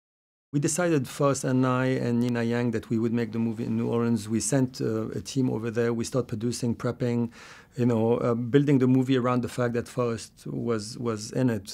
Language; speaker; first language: English; non-native, fluent; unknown